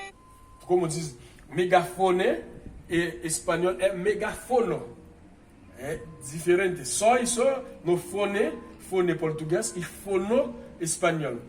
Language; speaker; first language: Portuguese; non-native, fluent; Haitian Creole